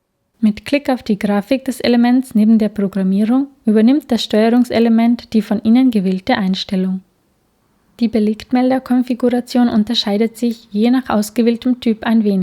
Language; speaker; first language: German; native; German